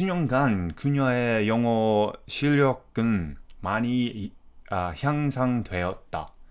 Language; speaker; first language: Korean; non-native, fluent; English